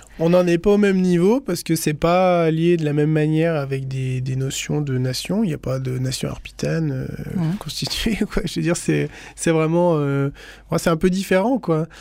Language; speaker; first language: French; native; French